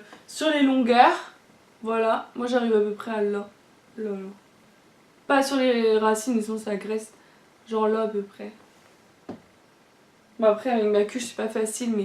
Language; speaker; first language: French; native; French